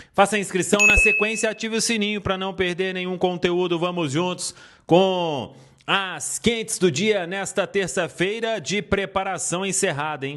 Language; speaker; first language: Portuguese; native; Portuguese